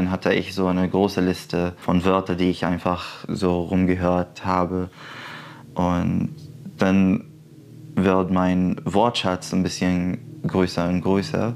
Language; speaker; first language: German; non-native, fluent; Arabic